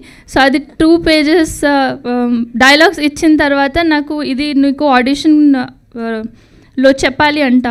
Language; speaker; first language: Telugu; non-native, learner; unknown